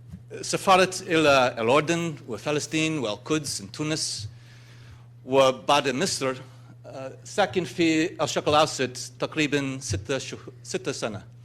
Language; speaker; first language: Arabic; non-native, learner; English